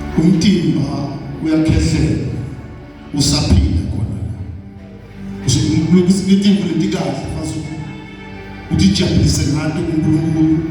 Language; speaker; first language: Zulu; non-native, local second language; Swati